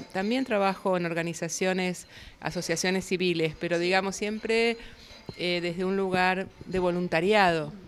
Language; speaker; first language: Spanish; native; Spanish